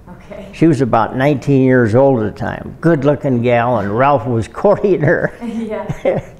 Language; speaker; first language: English; native; English